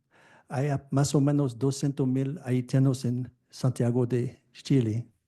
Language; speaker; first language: Spanish; non-native, fluent; French